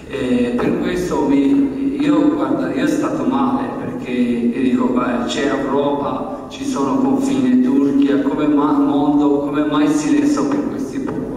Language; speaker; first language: Italian; non-native, learner; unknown